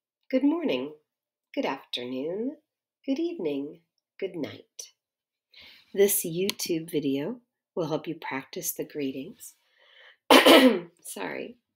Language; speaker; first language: English; native; English